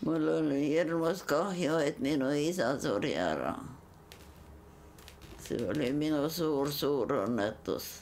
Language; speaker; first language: Estonian; non-native, local second language; Yiddish